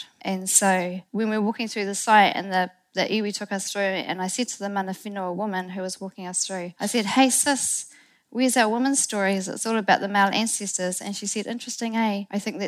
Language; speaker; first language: English; native; English